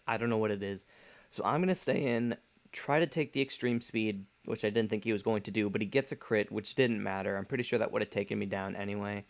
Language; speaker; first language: English; native; English